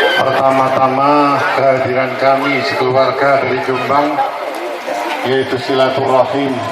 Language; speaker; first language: Indonesian; non-native, local second language; Javanese